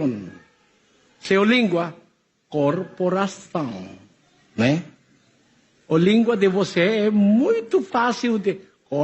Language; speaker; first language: Portuguese; non-native, learner; Filipino